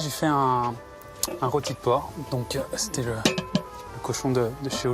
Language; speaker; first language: French; native; French